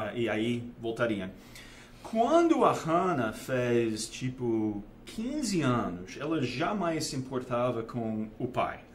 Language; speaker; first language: Portuguese; non-native, fluent; English